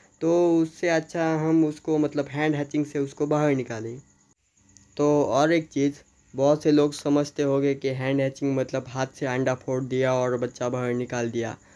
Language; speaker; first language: Hindi; native; Hindi